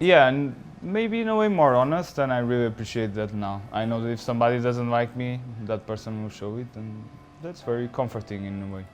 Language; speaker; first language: English; non-native, fluent; Portuguese